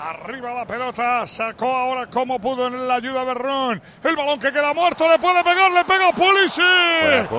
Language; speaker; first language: Spanish; native; Spanish